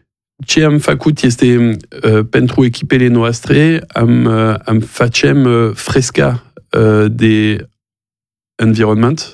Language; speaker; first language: Romanian; non-native, learner; French